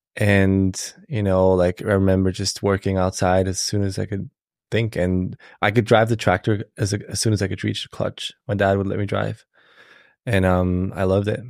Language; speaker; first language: English; non-native, fluent; German